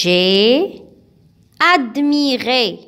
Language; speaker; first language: French; non-native, local second language; Arabic